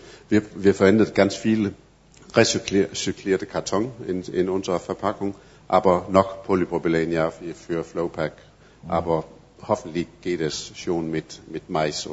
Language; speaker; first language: German; non-native, fluent; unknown